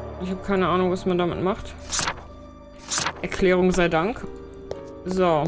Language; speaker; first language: German; native; German